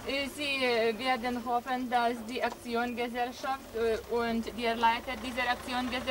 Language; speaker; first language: German; non-native, fluent; Lithuanian